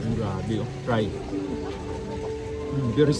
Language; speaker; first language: English; non-native, local second language; Cebuano